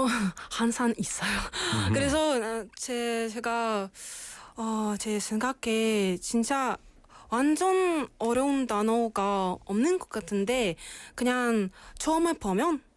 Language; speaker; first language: Korean; non-native, learner; Russian